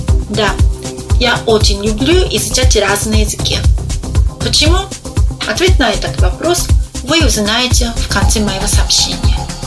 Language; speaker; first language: Russian; non-native, fluent; Japanese